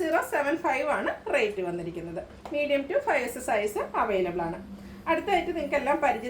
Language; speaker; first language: Malayalam; native; Malayalam